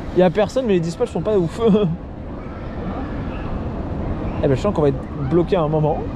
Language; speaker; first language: French; native; French